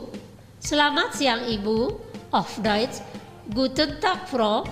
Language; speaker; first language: German; non-native, fluent; Indonesian